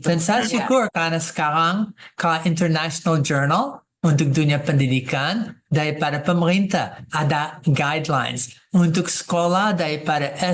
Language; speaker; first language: Indonesian; non-native, fluent; English